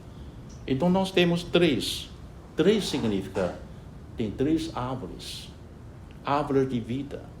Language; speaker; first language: Portuguese; non-native, fluent; Chinese